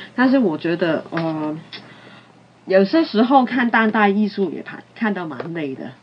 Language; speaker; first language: Chinese; non-native, local second language; Cantonese